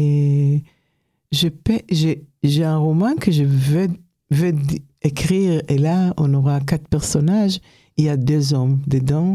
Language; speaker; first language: French; non-native, fluent; Hebrew